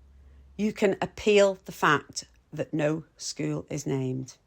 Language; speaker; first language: English; native; English